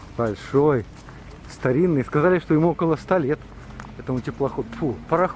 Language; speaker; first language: Russian; native; Russian